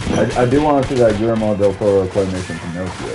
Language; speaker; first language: English; native; English